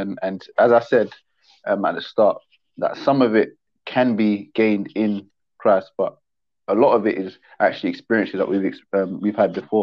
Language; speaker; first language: English; native; English